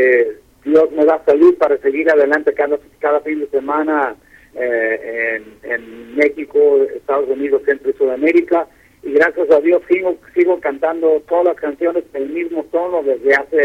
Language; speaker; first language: Spanish; early bilingual, heritage; Spanish